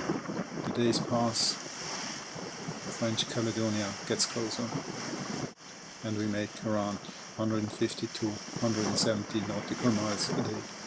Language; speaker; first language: English; non-native, fluent; German